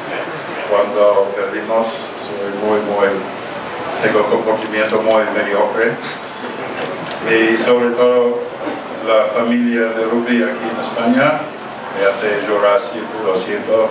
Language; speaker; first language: Spanish; non-native, fluent; English